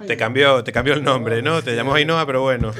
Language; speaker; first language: Spanish; native; Spanish